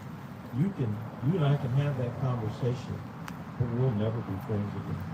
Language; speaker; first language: English; native; English